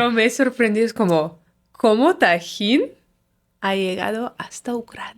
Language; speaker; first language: Spanish; non-native, fluent; Russian